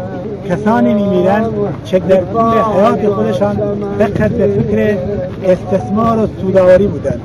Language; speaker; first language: Persian; non-native, local second language; Central Kurdish